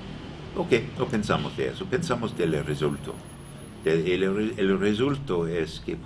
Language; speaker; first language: Spanish; non-native, learner; English